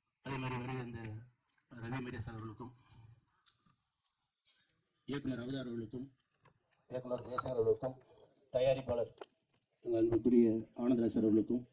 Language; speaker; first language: Tamil; native; Tamil